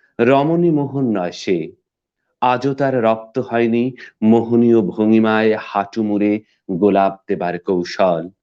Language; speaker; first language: Bangla; native; Bangla